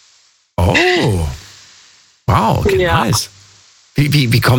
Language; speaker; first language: German; native; German